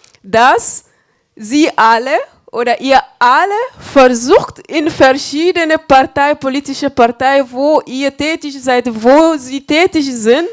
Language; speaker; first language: German; non-native, fluent; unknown